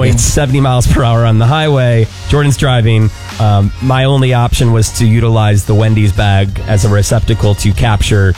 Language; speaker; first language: English; native; English